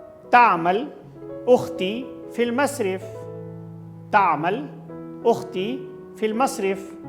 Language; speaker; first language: Arabic; non-native, fluent; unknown